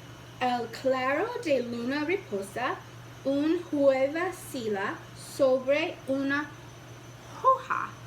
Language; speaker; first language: Spanish; non-native, learner; English